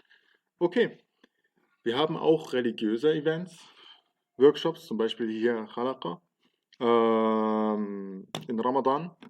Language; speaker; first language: German; early bilingual, other home language; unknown